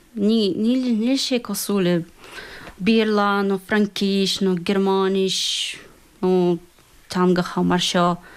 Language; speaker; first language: Irish; non-native, fluent; Russian